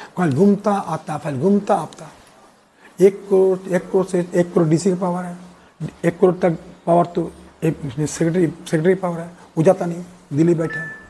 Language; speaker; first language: Hindi; non-native, local second language; Bangla